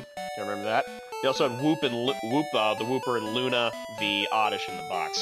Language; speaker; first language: English; native; English